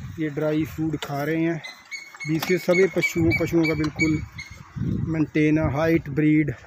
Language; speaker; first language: Hindi; non-native, local second language; Punjabi